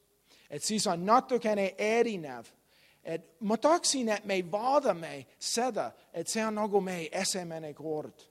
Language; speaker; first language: Estonian; non-native, learner; English